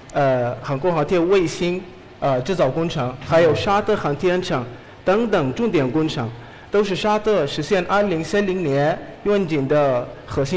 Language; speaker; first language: Chinese; non-native, fluent; Arabic